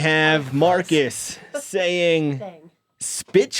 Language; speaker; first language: English; native; English